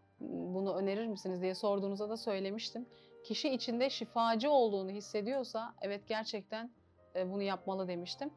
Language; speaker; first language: Turkish; native; Turkish